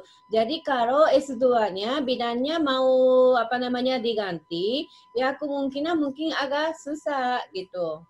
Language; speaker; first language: Indonesian; non-native, fluent; Japanese